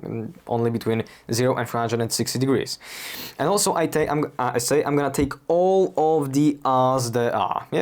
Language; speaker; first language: English; non-native, fluent; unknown